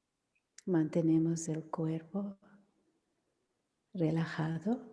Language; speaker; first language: Spanish; non-native, fluent; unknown